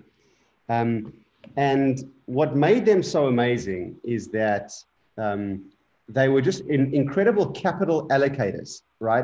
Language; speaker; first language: English; native; English